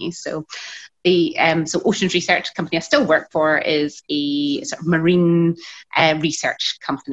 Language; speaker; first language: English; native; English